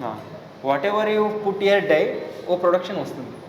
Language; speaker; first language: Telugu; non-native, local second language; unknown